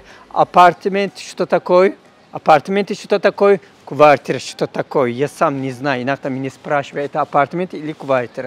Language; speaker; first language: Russian; non-native, fluent; Turkish